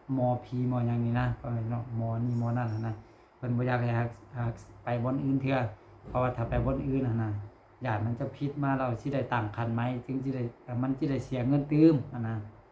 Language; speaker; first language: Lao; non-native, local second language; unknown